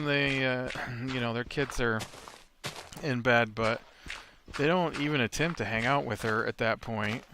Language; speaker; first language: English; native; English